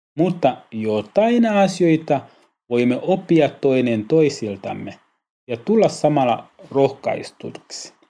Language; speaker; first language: Finnish; non-native, learner; Swahili